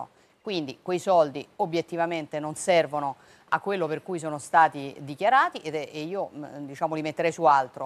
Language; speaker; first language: Italian; native; Italian